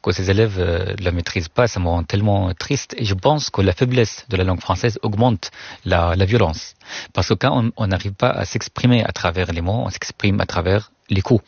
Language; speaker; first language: French; non-native, fluent; Arabic